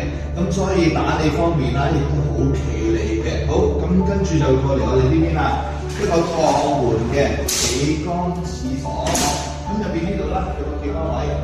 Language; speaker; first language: Cantonese; native; Cantonese